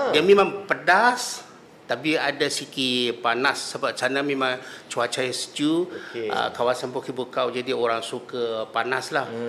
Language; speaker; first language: Malay; non-native, fluent; Chinese